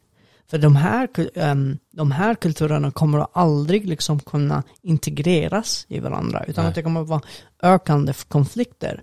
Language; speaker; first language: Swedish; non-native, fluent; Arabic